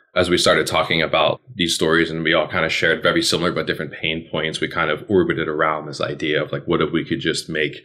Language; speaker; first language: English; native; English